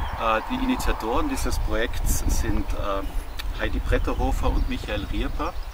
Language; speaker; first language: German; native; German